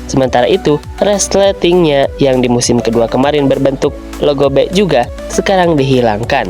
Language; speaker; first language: Indonesian; native; Indonesian